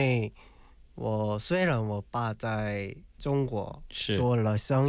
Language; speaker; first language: Chinese; non-native, learner; Korean